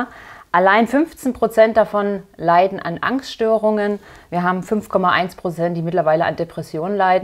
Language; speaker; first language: German; native; German